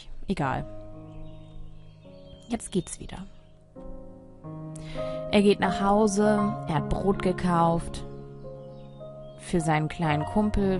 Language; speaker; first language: German; native; German